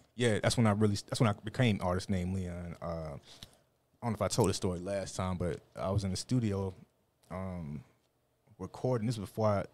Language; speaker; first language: English; native; English